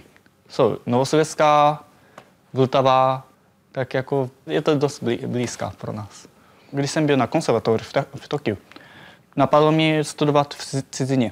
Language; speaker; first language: Czech; non-native, fluent; Japanese